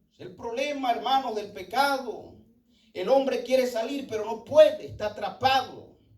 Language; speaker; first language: Spanish; native; Spanish